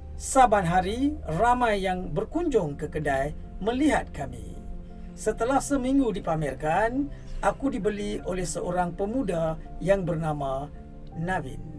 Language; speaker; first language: Malay; non-native, local second language; Tamil